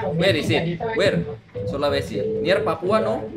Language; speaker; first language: English; non-native, learner; Indonesian